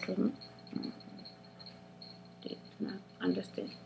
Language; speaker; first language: English; non-native, learner; Spanish